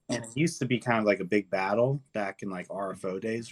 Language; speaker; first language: English; native; English